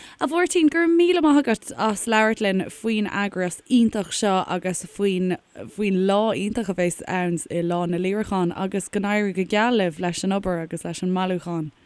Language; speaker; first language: Irish; native; Irish